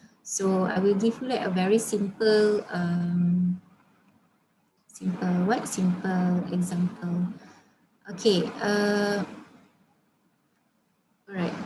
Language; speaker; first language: English; non-native, local second language; Malay